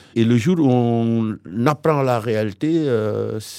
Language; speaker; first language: French; non-native, local second language; Wolof